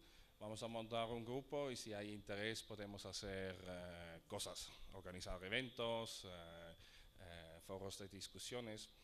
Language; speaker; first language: Spanish; non-native, fluent; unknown